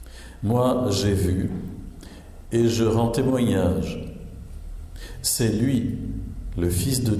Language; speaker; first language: French; native; French